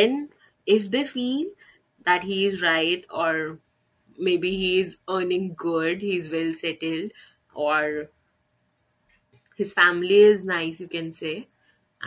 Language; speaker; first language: English; non-native, local second language; Hindi